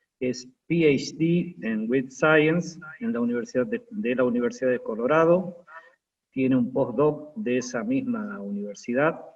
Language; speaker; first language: Spanish; native; Spanish